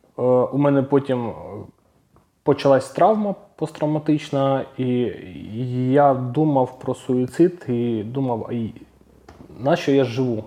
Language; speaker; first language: Ukrainian; non-native, local second language; Russian